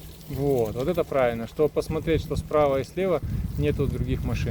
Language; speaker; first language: Russian; native; Russian